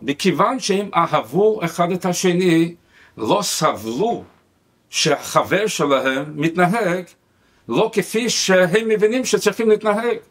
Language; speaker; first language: Hebrew; non-native, fluent; Spanish